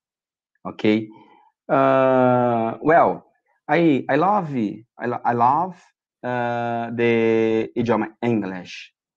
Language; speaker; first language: English; non-native, learner; Portuguese